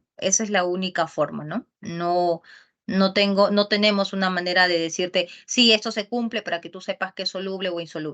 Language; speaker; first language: Spanish; native; Spanish